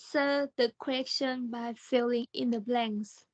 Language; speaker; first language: English; non-native, learner; Thai